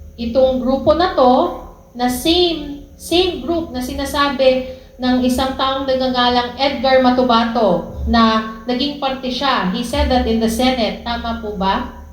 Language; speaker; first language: Filipino; native; Filipino